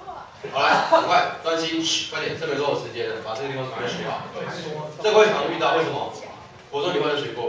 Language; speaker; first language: Chinese; native; Chinese